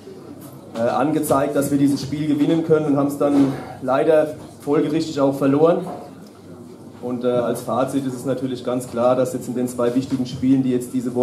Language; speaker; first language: German; native; German